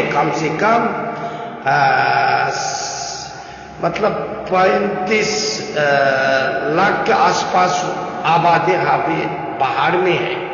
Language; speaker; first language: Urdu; non-native, learner; Uyghur